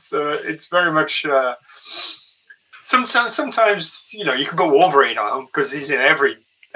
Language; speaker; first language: English; native; English